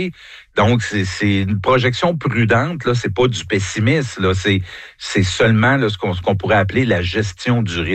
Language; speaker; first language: French; native; French